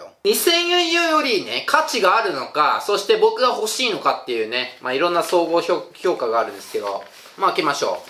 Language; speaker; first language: Japanese; native; Japanese